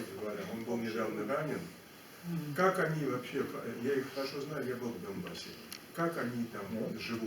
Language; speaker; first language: Russian; non-native, fluent; French